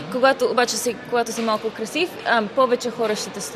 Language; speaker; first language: Bulgarian; early bilingual, heritage; Bulgarian